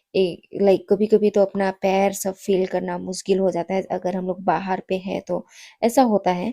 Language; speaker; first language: Hindi; non-native, local second language; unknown